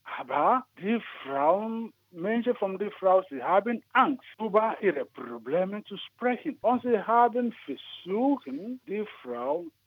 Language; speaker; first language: German; non-native, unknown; English